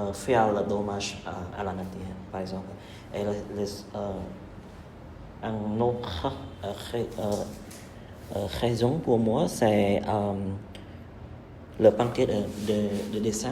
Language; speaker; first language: French; non-native, learner; Khmer